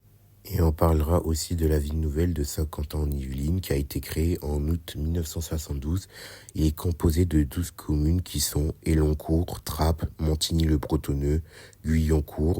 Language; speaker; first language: French; native; French